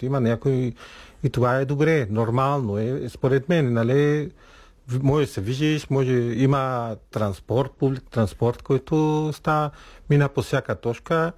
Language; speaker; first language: Bulgarian; non-native, fluent; Spanish